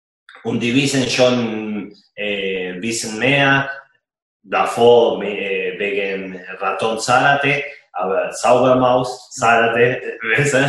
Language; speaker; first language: German; non-native, fluent; Spanish